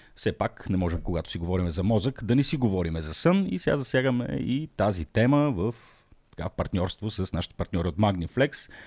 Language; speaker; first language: Bulgarian; native; Bulgarian